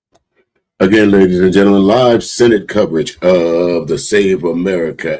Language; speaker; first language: English; native; English